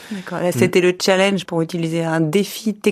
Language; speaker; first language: French; native; French